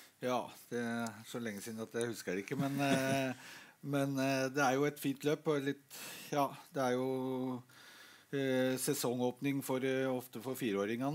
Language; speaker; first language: Norwegian; native; Norwegian